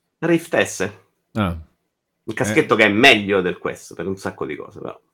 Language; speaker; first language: Italian; native; Italian